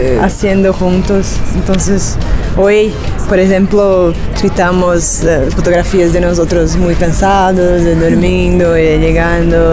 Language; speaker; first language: Spanish; non-native, learner; Portuguese